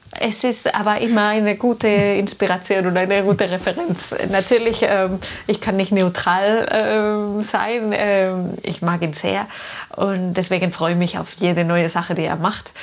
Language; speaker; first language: German; non-native, fluent; Spanish